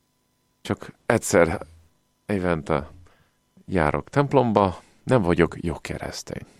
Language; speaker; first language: Hungarian; non-native, fluent; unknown